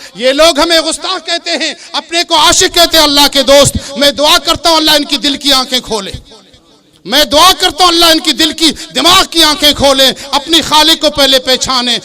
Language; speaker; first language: Urdu; non-native, local second language; Baluchi